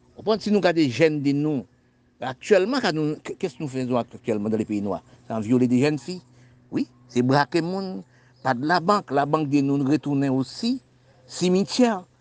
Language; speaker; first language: French; non-native, local second language; Haitian Creole